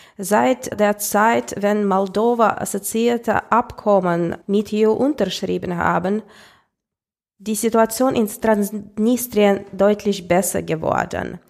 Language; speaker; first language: German; non-native, fluent; Russian